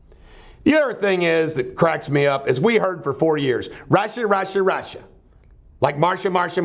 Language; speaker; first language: English; native; English